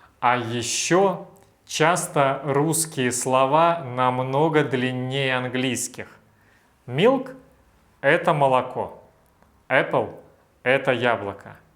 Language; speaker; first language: Russian; native; Russian